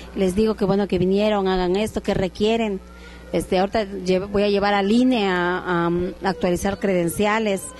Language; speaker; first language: Spanish; native; Spanish